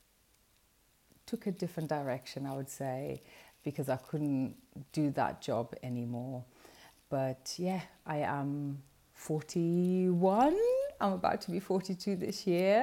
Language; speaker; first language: English; non-native, fluent; Portuguese